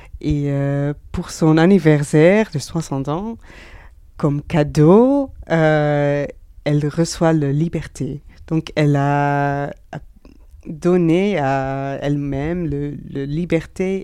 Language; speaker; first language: French; non-native, learner; Dutch